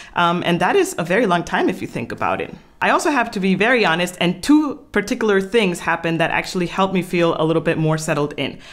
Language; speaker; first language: English; non-native, fluent; Spanish